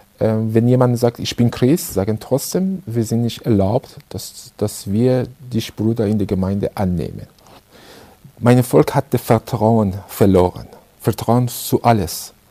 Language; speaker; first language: German; non-native, fluent; Persian